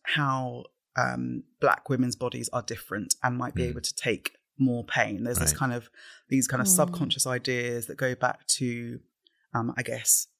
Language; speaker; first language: English; native; English